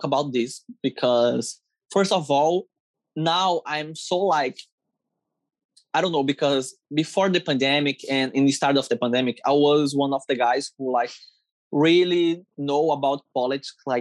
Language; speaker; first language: English; non-native, learner; Portuguese